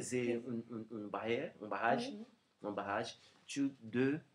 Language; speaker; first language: French; non-native, learner; Portuguese